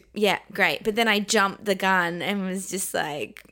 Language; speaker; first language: English; native; English